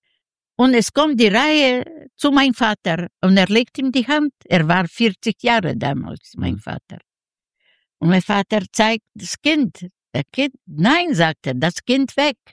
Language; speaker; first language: German; non-native, learner; Yiddish